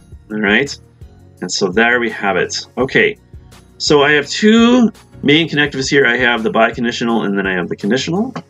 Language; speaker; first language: English; native; English